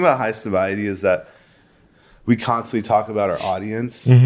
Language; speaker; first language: English; native; English